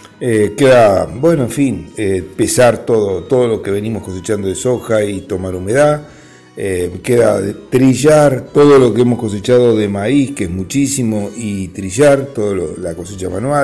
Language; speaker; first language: Spanish; native; Spanish